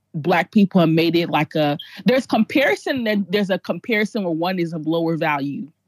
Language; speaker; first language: English; native; English